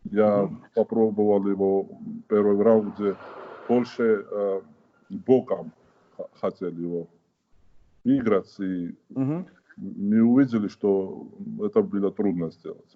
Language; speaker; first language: Russian; non-native, fluent; Georgian